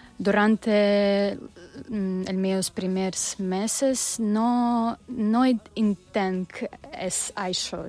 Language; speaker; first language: Catalan; non-native, learner; Russian